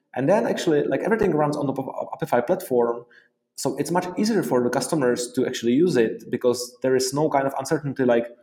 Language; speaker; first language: English; non-native, fluent; Czech